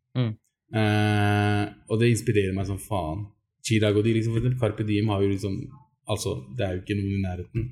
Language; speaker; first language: Norwegian; early bilingual, other home language; Urdu